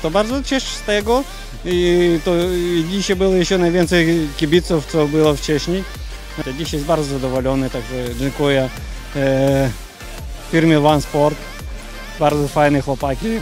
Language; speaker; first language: Polish; non-native, learner; Russian